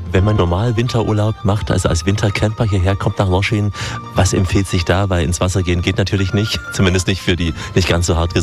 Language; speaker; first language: German; native; German